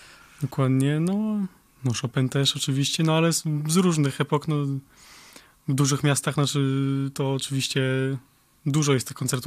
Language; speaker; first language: Polish; early bilingual, heritage; Polish